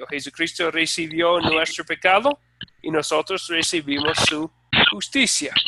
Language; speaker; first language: Spanish; non-native, fluent; English